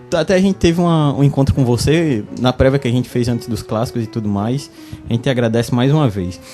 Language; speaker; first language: Portuguese; native; Portuguese